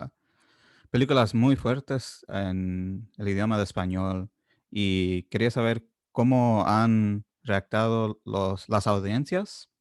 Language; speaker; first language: Spanish; non-native, fluent; English